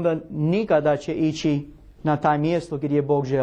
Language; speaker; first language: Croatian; non-native, learner; English